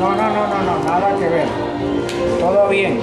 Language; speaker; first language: Spanish; native; Spanish